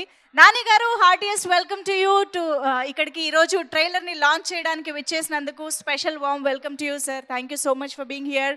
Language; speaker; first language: Telugu; native; Telugu